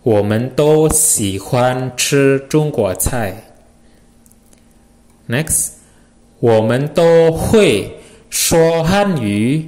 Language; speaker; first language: Chinese; non-native, fluent; Indonesian